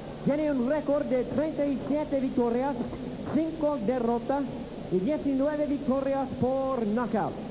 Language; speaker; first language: Spanish; native; Spanish